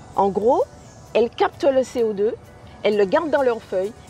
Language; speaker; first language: French; native; French